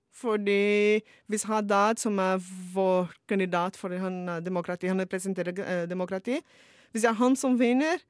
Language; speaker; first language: Norwegian; non-native, fluent; Portuguese